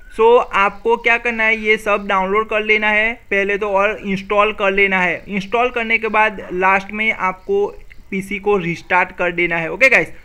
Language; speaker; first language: Hindi; non-native, local second language; Gujarati